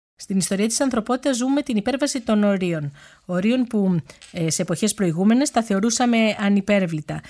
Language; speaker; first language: Greek; native; Greek